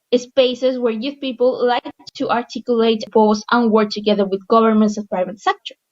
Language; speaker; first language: English; non-native, fluent; Spanish